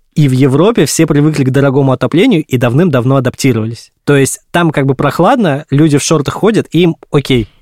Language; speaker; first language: Russian; native; Russian